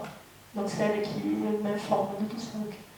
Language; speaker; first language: French; native; French